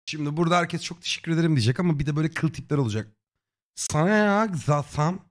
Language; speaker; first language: Turkish; native; Turkish